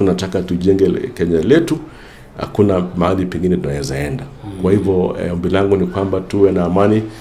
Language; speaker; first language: Swahili; non-native, local second language; Kalenjin